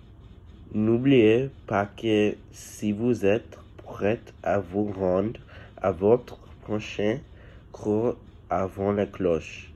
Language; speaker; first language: French; non-native, learner; English